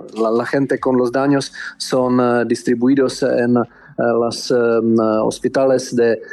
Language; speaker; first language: Spanish; non-native, learner; Czech